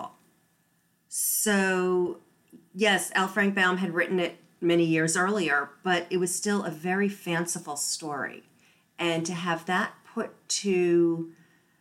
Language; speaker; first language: English; native; English